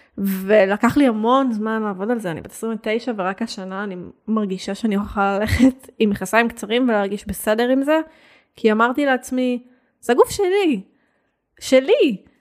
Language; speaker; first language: Hebrew; native; Hebrew